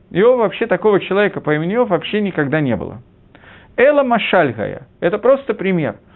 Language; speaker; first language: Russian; early bilingual, heritage; Russian